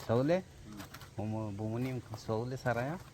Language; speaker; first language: Korean; non-native, learner; Bangla